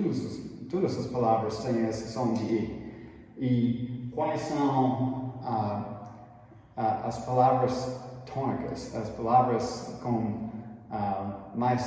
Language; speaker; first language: Portuguese; non-native, fluent; English